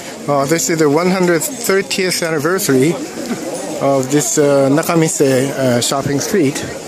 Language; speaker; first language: English; non-native, fluent; Japanese